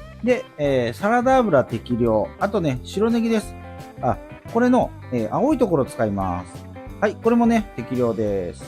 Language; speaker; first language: Japanese; native; Japanese